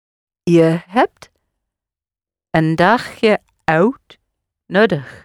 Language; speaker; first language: Dutch; non-native, learner; English